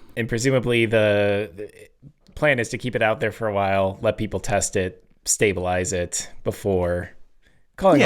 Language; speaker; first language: English; native; English